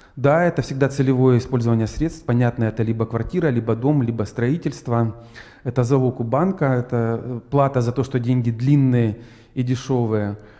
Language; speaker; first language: Russian; native; Russian